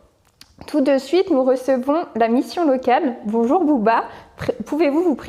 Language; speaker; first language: French; native; French